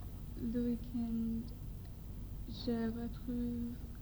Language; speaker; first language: French; non-native, learner; English